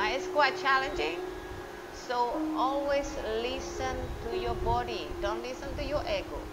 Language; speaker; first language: English; non-native, fluent; Indonesian